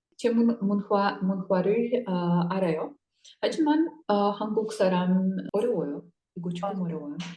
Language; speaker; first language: Korean; non-native, learner; Russian